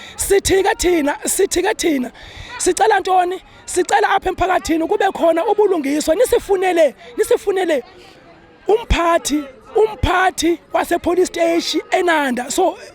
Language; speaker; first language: Zulu; non-native, local second language; Xhosa